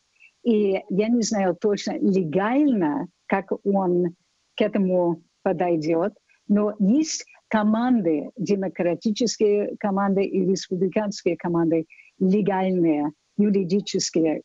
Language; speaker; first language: Russian; non-native, fluent; English